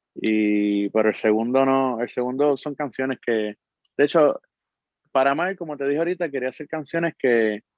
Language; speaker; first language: Spanish; native; Spanish